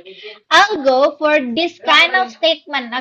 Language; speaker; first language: English; non-native, learner; Indonesian